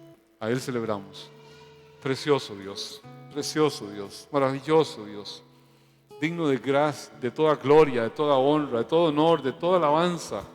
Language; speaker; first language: Spanish; native; Spanish